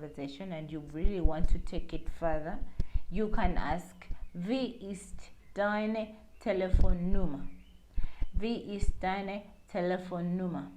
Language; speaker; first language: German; non-native, learner; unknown